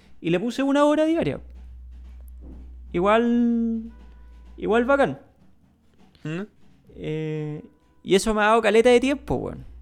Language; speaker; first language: Spanish; native; Spanish